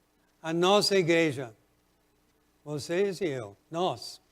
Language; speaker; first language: Portuguese; non-native, fluent; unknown